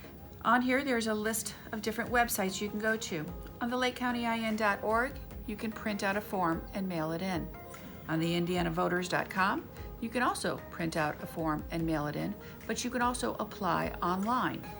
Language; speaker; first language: English; native; English